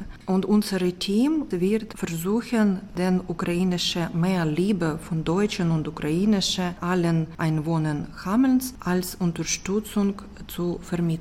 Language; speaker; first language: German; non-native, learner; Ukrainian